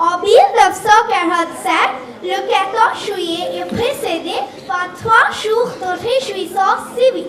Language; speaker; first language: French; non-native, learner; Bangla